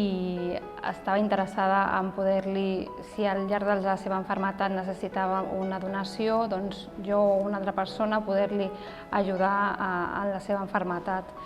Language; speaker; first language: Catalan; native; Catalan